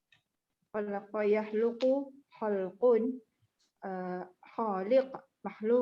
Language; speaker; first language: Arabic; non-native, learner; Malay